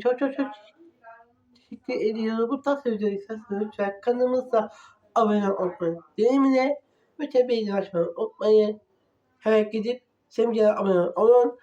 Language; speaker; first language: Turkish; non-native, learner; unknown